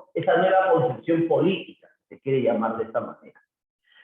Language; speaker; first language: Spanish; native; Spanish